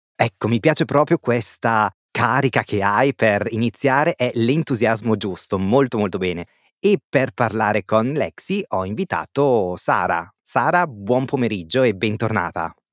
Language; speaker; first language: Italian; native; Italian